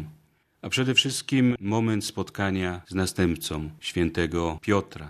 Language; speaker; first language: Polish; native; Polish